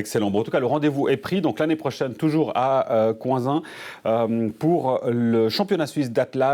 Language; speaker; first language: French; native; French